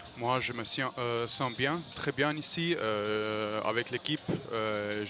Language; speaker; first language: French; non-native, learner; Croatian